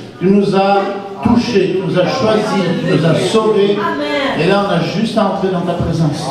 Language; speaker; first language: French; native; French